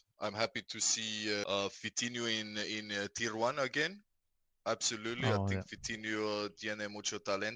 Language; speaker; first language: English; non-native, fluent; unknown